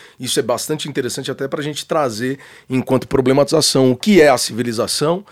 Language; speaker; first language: Portuguese; native; Portuguese